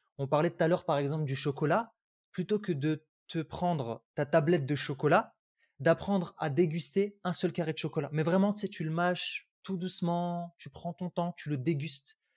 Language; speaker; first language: French; early bilingual, other home language; Arabic